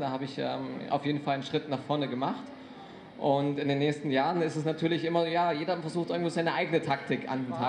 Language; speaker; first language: German; native; German